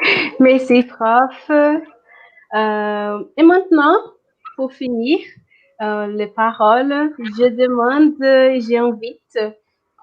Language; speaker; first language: French; non-native, fluent; Portuguese